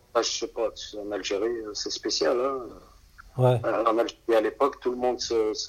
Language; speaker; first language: French; native; French